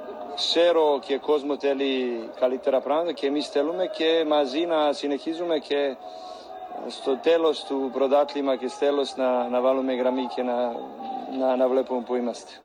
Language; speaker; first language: Greek; non-native, learner; Serbian